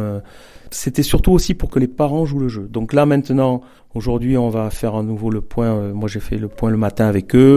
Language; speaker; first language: French; native; French